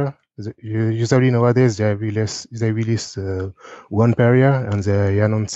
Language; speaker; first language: English; non-native, fluent; French